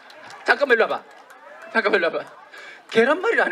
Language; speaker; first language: Korean; native; Korean